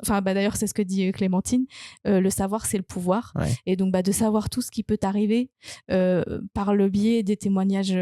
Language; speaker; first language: French; native; French